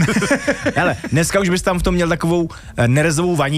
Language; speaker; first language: Czech; native; Czech